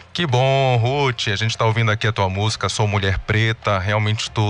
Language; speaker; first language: Portuguese; native; Portuguese